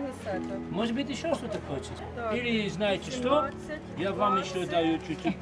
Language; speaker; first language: Russian; non-native, learner; Dutch